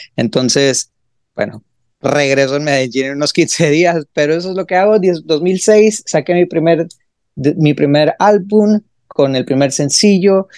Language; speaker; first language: Spanish; early bilingual, heritage; Spanish